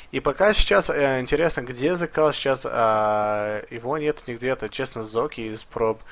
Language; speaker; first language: Russian; early bilingual, heritage; Russian